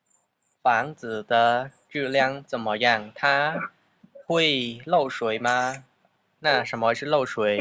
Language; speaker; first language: Chinese; non-native, fluent; Khmer